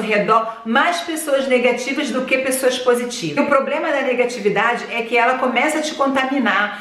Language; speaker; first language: Portuguese; native; Portuguese